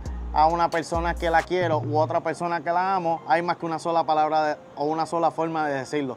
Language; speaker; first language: Spanish; native; Spanish